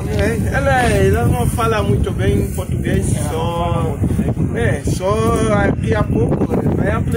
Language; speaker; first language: Portuguese; non-native, learner; Haitian Creole